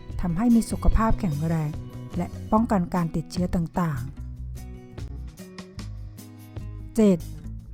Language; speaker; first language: Thai; native; Thai